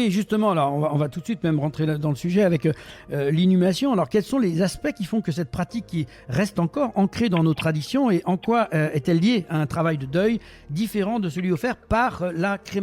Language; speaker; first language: French; native; French